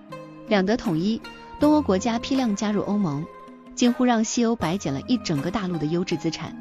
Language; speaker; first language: Chinese; native; Chinese